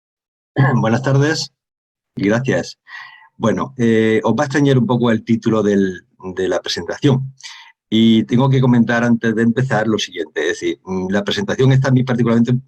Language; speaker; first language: Spanish; native; Spanish